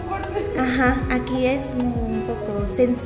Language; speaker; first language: Spanish; non-native, learner; Vietnamese